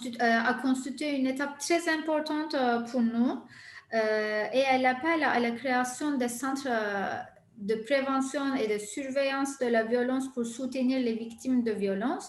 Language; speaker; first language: French; non-native, fluent; Turkish